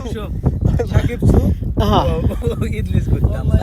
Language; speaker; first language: Arabic; non-native, learner; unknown